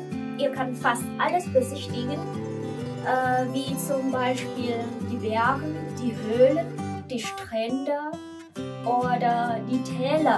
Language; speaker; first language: German; non-native, learner; Vietnamese